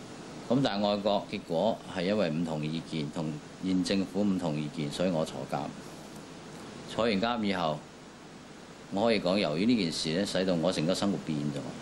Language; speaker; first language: Cantonese; native; Cantonese